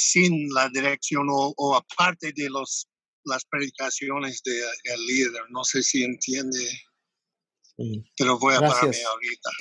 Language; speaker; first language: Spanish; non-native, fluent; English